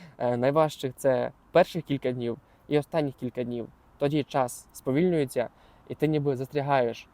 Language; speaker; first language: Ukrainian; non-native, local second language; Russian